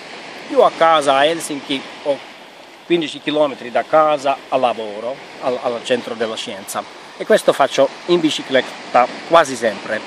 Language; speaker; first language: Italian; non-native, fluent; Finnish